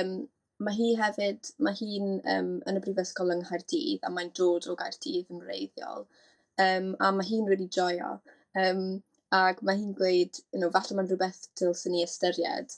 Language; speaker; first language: Welsh; native; Welsh